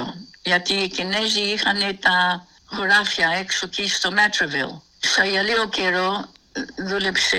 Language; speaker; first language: Greek; early bilingual, heritage; Greek